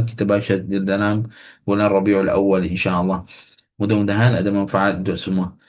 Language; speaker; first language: Malay; non-native, fluent; Arabic